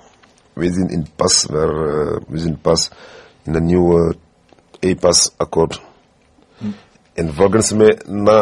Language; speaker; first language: Dutch; non-native, fluent; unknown